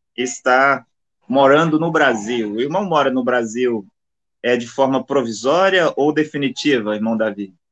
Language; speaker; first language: Portuguese; native; Portuguese